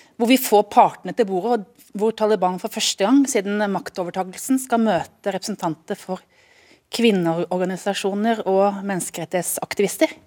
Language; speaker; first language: Norwegian; native; Norwegian